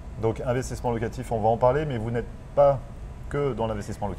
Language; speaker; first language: French; native; French